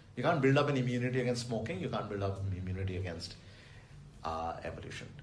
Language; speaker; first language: English; non-native, local second language; Bangla